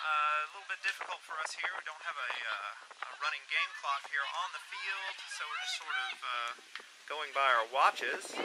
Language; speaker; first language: English; native; English